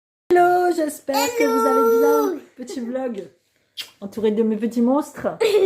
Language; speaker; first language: French; native; French